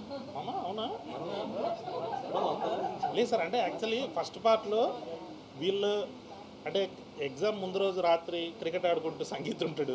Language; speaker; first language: Telugu; native; Telugu